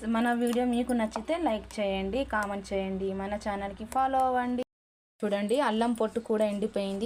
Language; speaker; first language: Telugu; non-native, local second language; Hindi